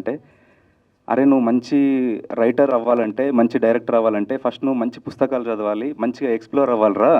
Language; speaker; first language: Telugu; native; Telugu